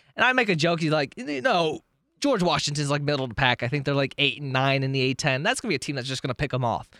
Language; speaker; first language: English; native; English